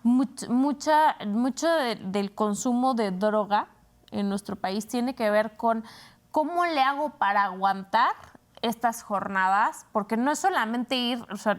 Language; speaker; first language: Spanish; native; Spanish